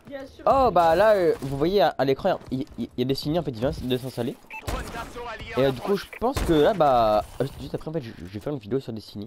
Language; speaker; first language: French; native; French